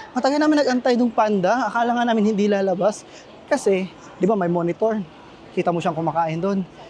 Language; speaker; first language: Filipino; native; Filipino